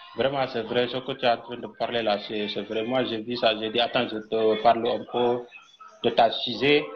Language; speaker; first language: French; non-native, local second language; Wolof